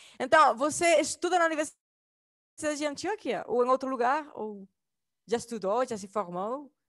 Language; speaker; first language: Portuguese; non-native, fluent; Spanish